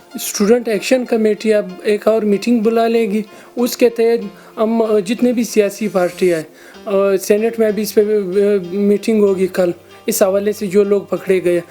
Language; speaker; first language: Urdu; non-native, local second language; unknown